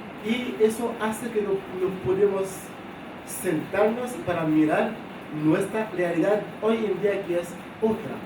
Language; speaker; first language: Spanish; non-native, fluent; Haitian Creole